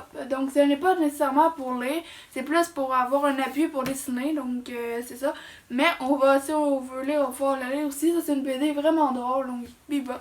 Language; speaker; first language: French; native; French